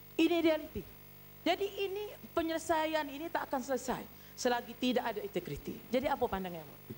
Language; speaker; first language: Malay; native; Malay